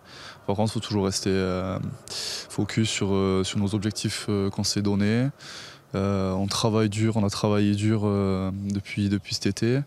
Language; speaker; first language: French; native; French